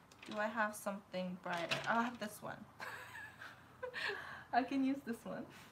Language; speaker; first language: English; early bilingual, other home language; Korean